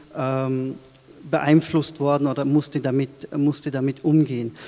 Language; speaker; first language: German; early bilingual, other home language; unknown